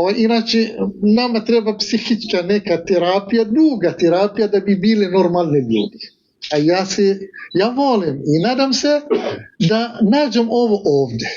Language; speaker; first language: Bosnian; non-native, fluent; Arabic